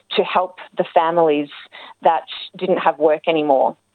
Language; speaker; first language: English; native; English